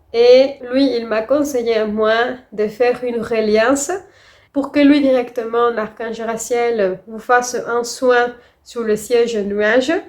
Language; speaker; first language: French; non-native, fluent; Spanish